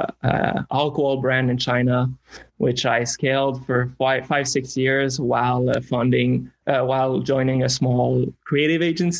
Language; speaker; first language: English; native; English